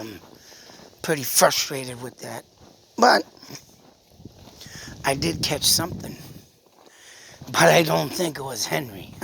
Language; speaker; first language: English; native; English